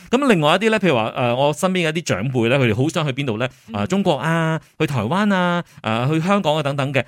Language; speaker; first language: Cantonese; native; Cantonese